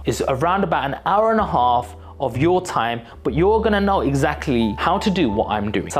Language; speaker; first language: English; native; English